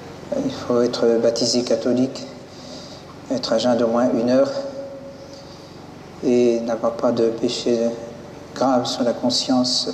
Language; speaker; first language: French; native; French